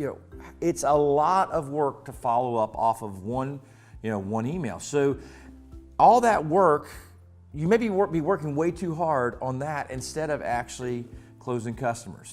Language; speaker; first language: English; native; English